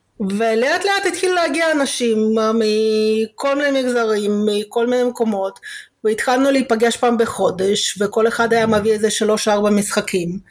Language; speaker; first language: Hebrew; early bilingual, other home language; Russian